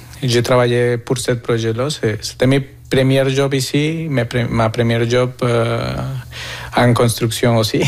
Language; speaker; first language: French; non-native, fluent; Spanish